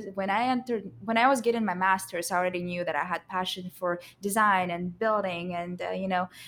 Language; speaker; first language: English; non-native, fluent; Russian